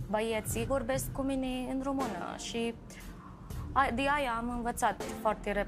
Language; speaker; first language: Romanian; non-native, learner; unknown